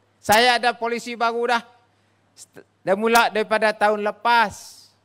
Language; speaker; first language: Malay; native; Malay